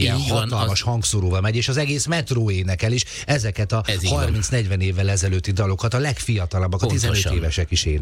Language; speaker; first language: Hungarian; native; Hungarian